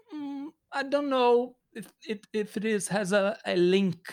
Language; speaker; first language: English; non-native, learner; Portuguese